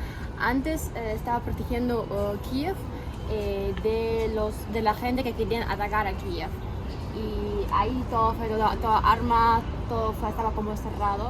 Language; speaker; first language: Spanish; non-native, fluent; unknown